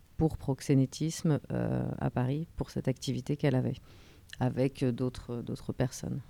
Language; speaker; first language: French; native; French